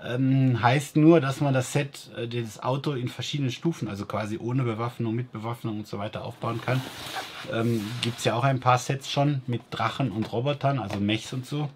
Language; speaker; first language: German; native; German